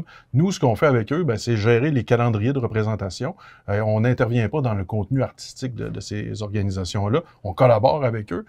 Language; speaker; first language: French; native; French